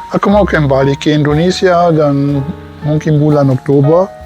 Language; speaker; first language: Indonesian; non-native, learner; German